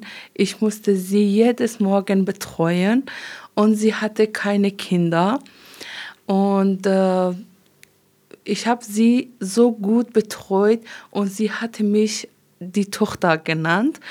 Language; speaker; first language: German; non-native, learner; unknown